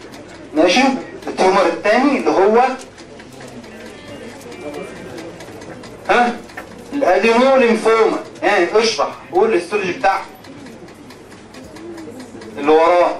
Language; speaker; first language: Arabic; native; Arabic